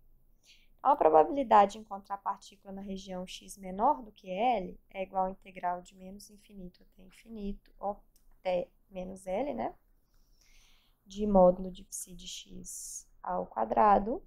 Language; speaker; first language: Portuguese; native; Portuguese